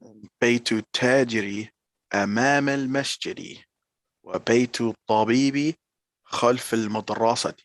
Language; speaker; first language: Arabic; non-native, learner; English